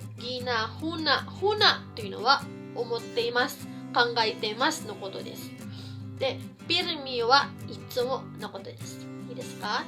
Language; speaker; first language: Japanese; non-native, fluent; Cebuano